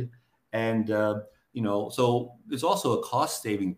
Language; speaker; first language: English; native; English